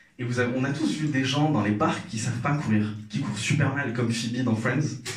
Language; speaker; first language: French; non-native, local second language; Arabic